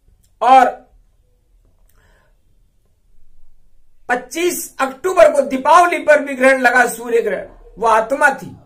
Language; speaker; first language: Hindi; native; Hindi